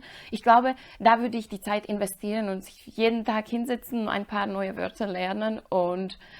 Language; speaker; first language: German; non-native, fluent; Slovak